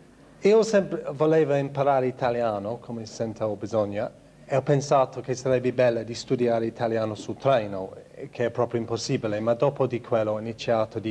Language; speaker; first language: Italian; non-native, learner; English